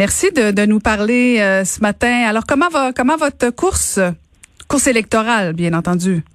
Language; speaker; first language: French; native; French